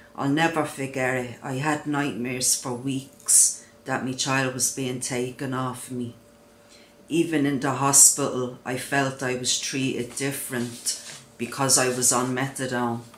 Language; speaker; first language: English; native; English